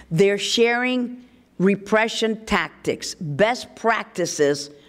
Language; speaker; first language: English; early bilingual, other home language; Spanish